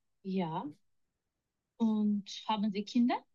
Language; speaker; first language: German; non-native, learner; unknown